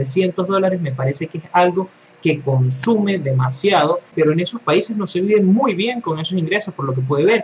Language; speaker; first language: Spanish; native; Spanish